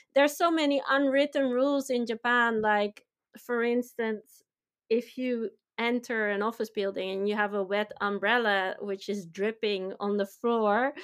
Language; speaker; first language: English; non-native, fluent; Dutch